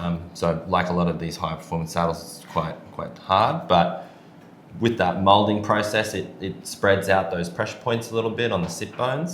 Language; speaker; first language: English; native; English